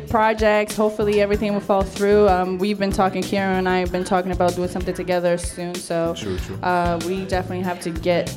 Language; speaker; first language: English; non-native, fluent; Portuguese